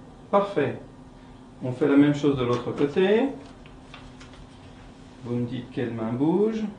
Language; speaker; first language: French; native; French